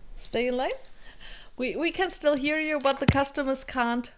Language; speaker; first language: English; non-native, fluent; German